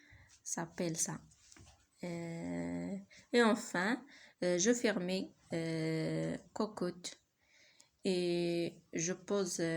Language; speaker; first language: French; non-native, learner; Arabic